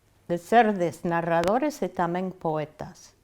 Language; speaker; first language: Galician; non-native, fluent; English